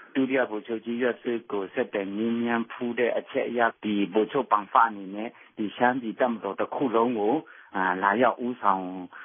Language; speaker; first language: Burmese; non-native, local second language; Shan